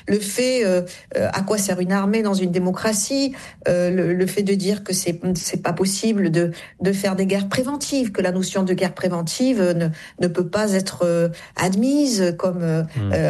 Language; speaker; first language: French; native; French